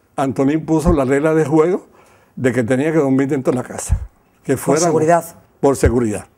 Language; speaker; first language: Spanish; native; Spanish